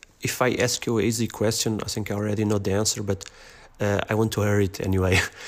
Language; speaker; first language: English; non-native, fluent; Portuguese